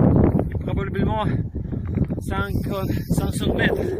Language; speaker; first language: French; non-native, learner; Ukrainian